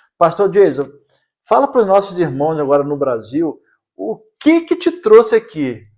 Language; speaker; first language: Portuguese; native; Portuguese